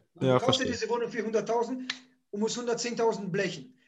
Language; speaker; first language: German; early bilingual, other home language; Polish